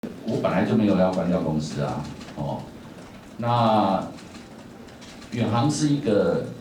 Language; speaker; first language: Chinese; native; Chinese